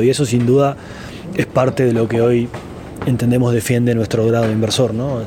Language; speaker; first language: Spanish; native; Spanish